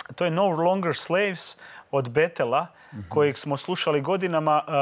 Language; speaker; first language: Croatian; native; Croatian